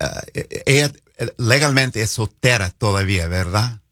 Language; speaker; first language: Spanish; non-native, fluent; English